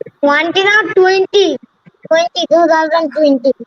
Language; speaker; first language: English; non-native, learner; Bangla